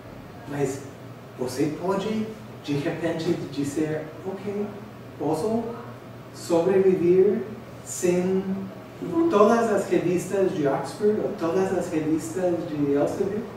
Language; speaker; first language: Portuguese; non-native, fluent; English